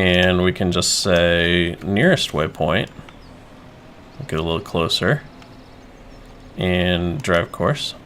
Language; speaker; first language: English; native; English